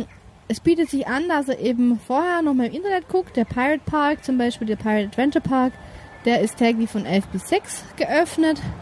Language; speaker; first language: German; native; German